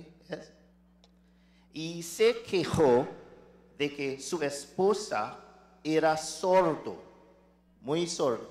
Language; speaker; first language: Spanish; non-native, learner; English